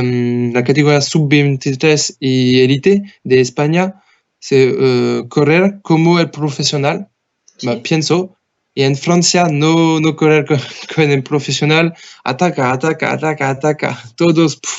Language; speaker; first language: Spanish; non-native, learner; French